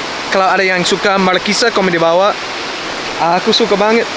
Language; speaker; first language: Indonesian; non-native, learner; English